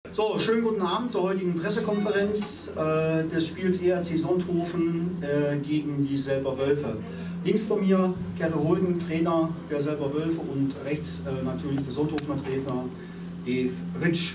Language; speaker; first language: German; native; German